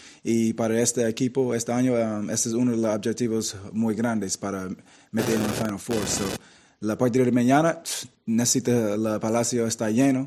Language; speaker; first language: Spanish; non-native, learner; English